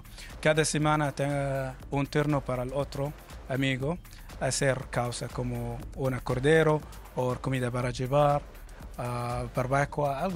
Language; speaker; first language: Spanish; non-native, learner; Arabic